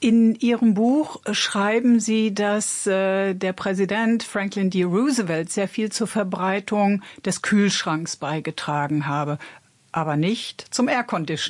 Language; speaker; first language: German; native; German